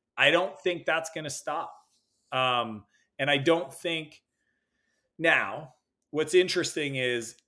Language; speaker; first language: English; native; English